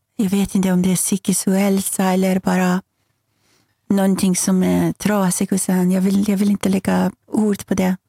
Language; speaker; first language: Swedish; non-native, fluent; Persian